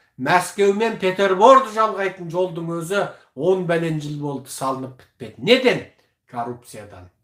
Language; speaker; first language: Kazakh; early bilingual, heritage; Kazakh